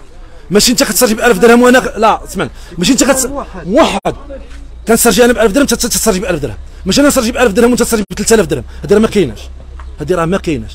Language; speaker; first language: Arabic; native; Arabic